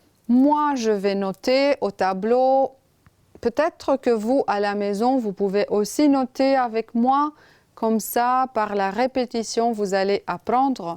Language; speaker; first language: French; non-native, fluent; Romanian